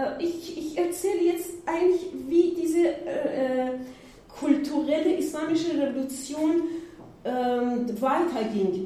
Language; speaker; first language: German; non-native, learner; Persian